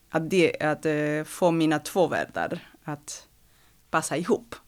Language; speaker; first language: Swedish; non-native, fluent; Spanish